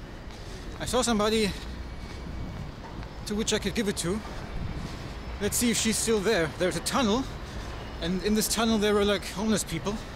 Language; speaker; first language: English; non-native, fluent; German